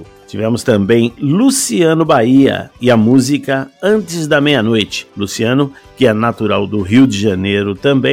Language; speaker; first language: Portuguese; native; Portuguese